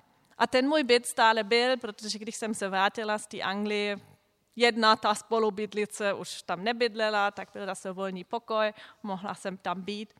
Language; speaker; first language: Czech; non-native, fluent; German